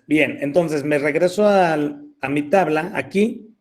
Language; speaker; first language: Spanish; native; Spanish